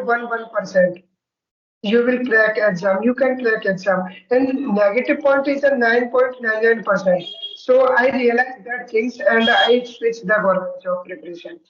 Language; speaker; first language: English; non-native, learner; Hindi